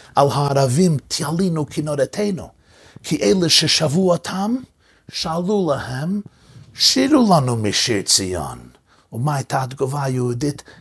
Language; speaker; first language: Hebrew; early bilingual, heritage; English